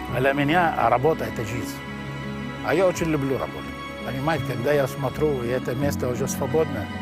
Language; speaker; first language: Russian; non-native, learner; Arabic